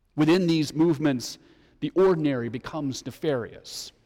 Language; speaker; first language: English; native; English